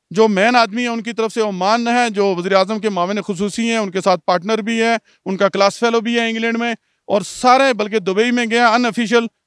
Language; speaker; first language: Urdu; non-native, local second language; Punjabi